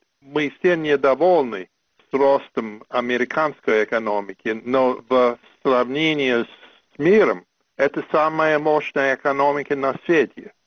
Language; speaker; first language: Russian; non-native, fluent; English